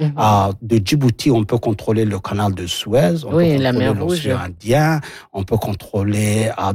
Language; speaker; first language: French; non-native, local second language; Somali